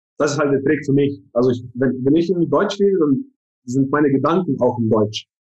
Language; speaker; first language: German; non-native, fluent; Slovenian